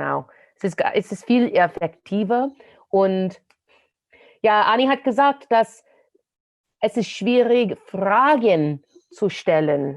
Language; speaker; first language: German; non-native, fluent; English